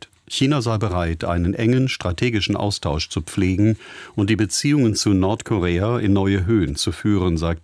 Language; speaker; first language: German; native; German